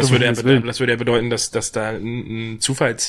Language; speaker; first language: German; native; German